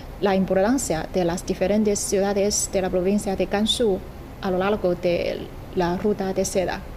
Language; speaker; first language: Spanish; non-native, fluent; Chinese